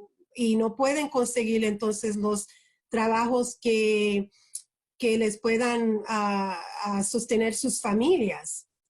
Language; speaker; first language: Spanish; early bilingual, heritage; Spanish